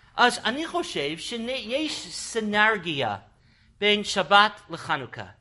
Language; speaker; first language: Hebrew; non-native, fluent; English